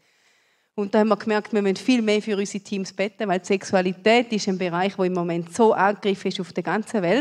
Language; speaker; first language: German; native; German